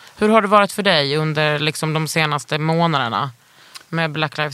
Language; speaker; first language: Swedish; native; Swedish